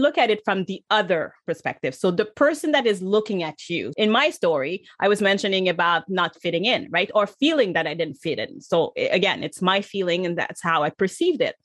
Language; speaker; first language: English; native; English